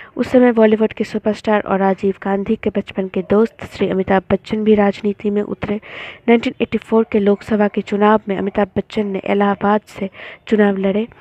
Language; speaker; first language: Hindi; non-native, local second language; Bangla